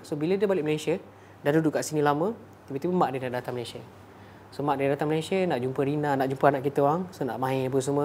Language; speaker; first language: Malay; native; Malay